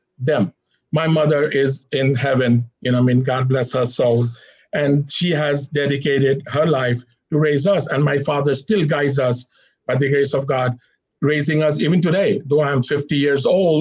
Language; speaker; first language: English; non-native, local second language; Hindi